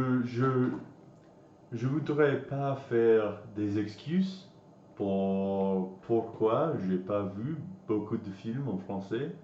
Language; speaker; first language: French; non-native, learner; English